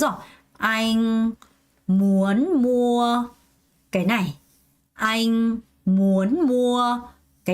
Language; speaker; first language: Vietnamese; non-native, fluent; Korean